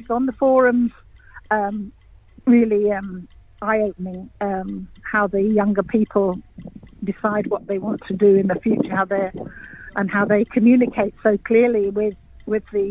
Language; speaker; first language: English; native; English